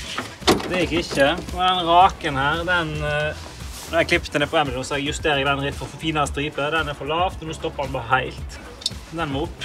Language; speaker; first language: Norwegian; native; Norwegian